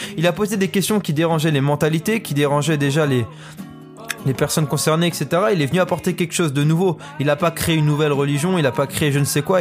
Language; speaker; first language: French; native; French